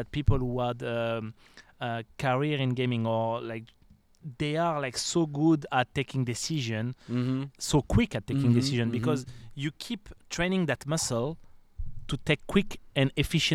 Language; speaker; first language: English; non-native, fluent; French